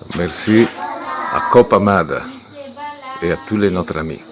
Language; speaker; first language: French; non-native, fluent; Italian